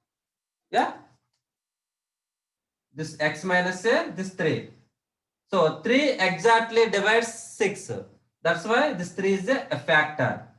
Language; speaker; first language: English; non-native, local second language; Telugu